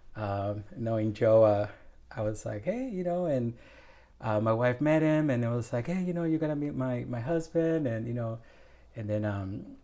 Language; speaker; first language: English; non-native, fluent; Spanish